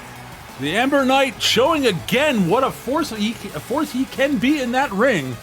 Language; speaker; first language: English; native; English